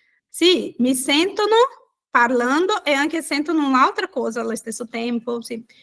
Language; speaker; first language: Italian; non-native, fluent; Portuguese